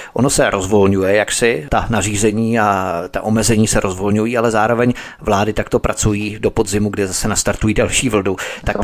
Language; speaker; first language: Czech; native; Czech